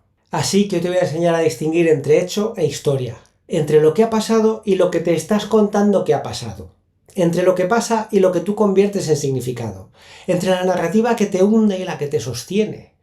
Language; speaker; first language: Spanish; native; Spanish